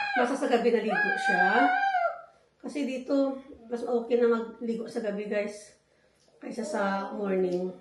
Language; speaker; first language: Filipino; non-native, local second language; Hiligaynon